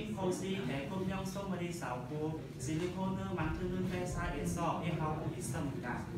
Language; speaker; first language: Korean; non-native, learner; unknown